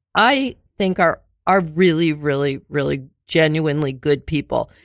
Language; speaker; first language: English; native; English